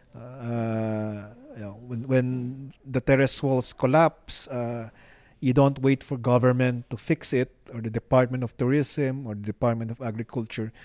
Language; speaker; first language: English; non-native, local second language; Filipino